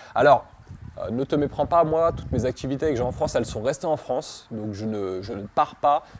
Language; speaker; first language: French; native; French